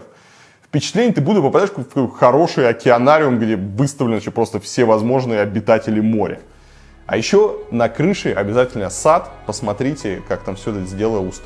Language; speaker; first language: Russian; native; Russian